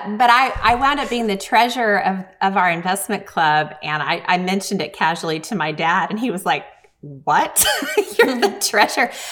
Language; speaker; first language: English; native; English